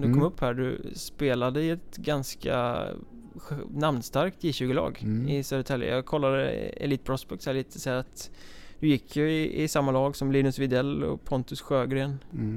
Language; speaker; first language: Swedish; native; Swedish